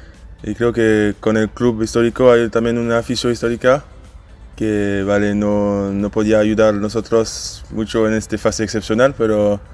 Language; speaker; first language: Spanish; non-native, learner; French